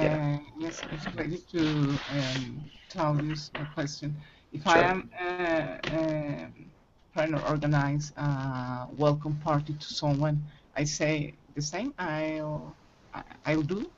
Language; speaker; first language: English; non-native, learner; Spanish